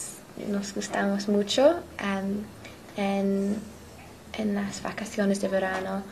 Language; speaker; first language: Spanish; non-native, learner; English